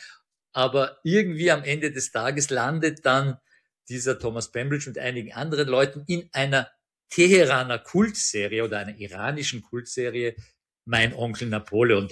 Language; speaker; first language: German; early bilingual, other home language; Persian